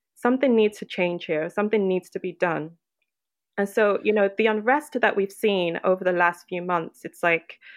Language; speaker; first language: English; non-native, local second language; Yoruba